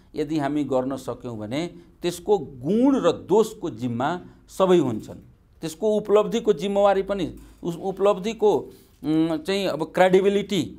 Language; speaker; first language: Nepali; non-native, local second language; Maithili